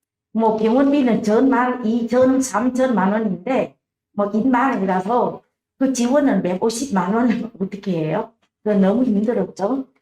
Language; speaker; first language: Korean; non-native, learner; Vietnamese